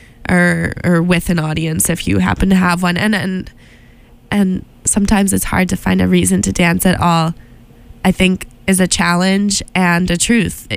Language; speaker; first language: English; native; English